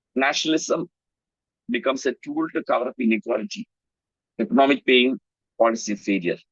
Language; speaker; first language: English; non-native, local second language; Malayalam